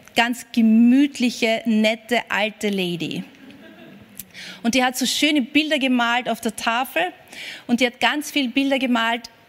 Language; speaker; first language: German; native; German